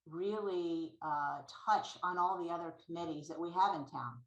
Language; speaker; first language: English; native; English